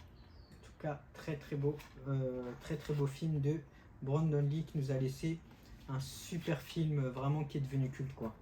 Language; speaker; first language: French; native; French